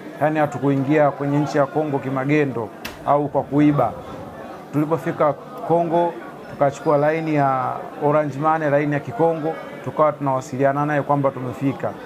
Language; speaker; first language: Swahili; native; Swahili